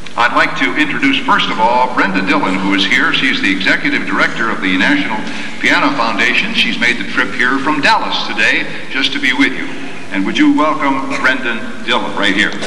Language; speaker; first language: English; native; English